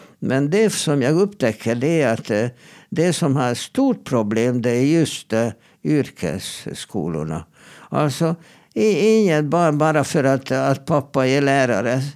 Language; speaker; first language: Swedish; non-native, fluent; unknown